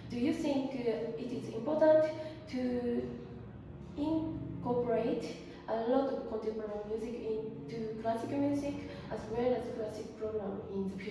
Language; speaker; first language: English; non-native, learner; Japanese